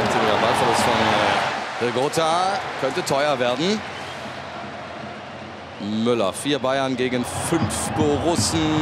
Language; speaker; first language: German; native; German